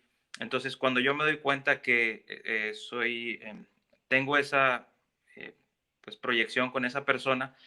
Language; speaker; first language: Spanish; native; Spanish